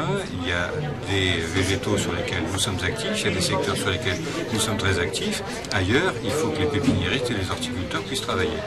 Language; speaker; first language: French; native; French